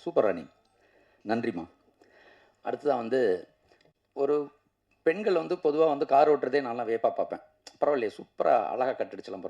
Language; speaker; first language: Tamil; native; Tamil